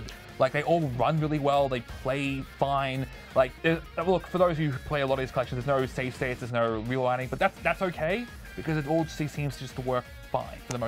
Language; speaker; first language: English; native; English